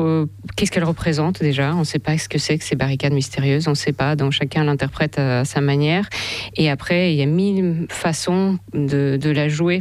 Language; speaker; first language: French; non-native, fluent; Russian